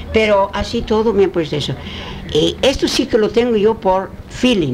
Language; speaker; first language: Spanish; early bilingual, heritage; Spanish